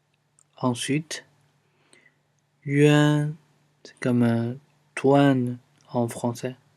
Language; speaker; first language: French; non-native, fluent; Chinese